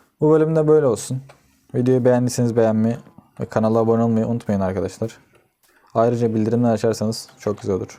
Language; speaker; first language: Turkish; native; Turkish